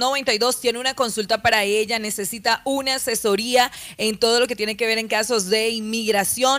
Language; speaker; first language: Spanish; native; Spanish